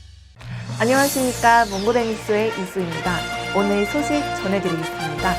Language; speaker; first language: Korean; non-native, fluent; Mongolian